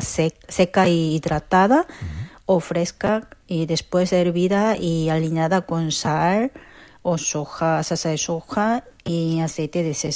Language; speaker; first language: Spanish; non-native, fluent; Korean